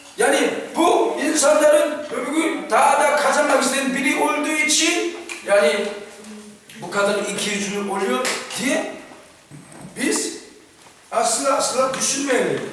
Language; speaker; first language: Turkish; non-native, fluent; Korean